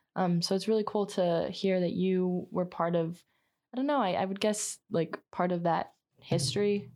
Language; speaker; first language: English; native; English